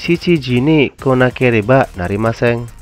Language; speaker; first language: Japanese; non-native, fluent; Indonesian